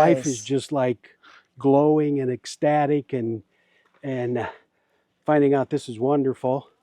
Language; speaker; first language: English; native; English